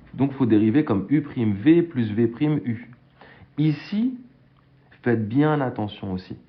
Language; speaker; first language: French; native; French